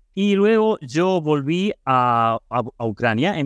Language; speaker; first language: Spanish; non-native, fluent; Ukrainian